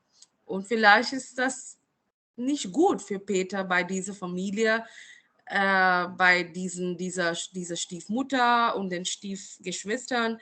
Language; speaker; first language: German; non-native, fluent; Marathi